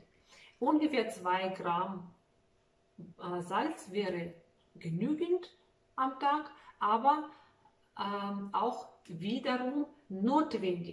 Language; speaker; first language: German; non-native, fluent; Russian